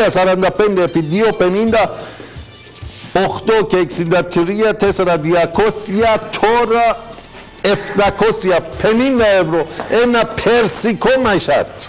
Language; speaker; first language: Greek; non-native, learner; Persian